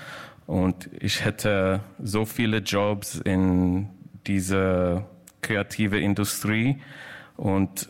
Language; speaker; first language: German; non-native, learner; English